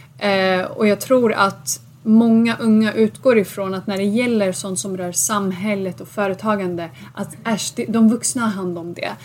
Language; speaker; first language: Swedish; early bilingual, other home language; Assyrian Neo-Aramaic